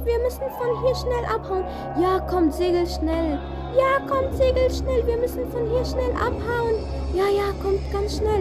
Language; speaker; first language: German; non-native, fluent; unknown